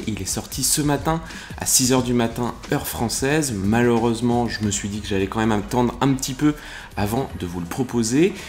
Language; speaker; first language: French; native; French